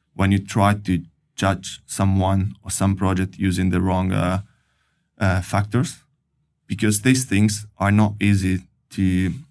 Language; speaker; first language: English; non-native, fluent; Italian